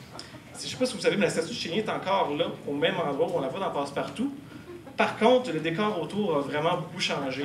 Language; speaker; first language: French; native; French